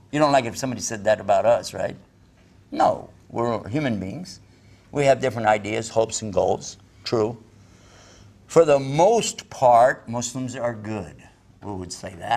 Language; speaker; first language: English; native; English